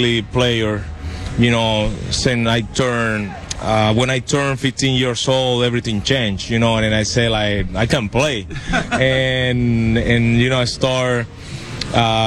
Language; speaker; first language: English; non-native, learner; Spanish